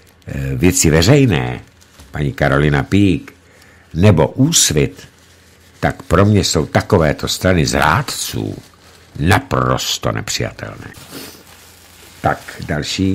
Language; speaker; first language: Czech; native; Czech